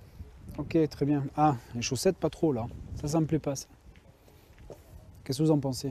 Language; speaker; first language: French; native; French